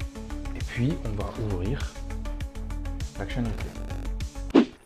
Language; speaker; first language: French; native; French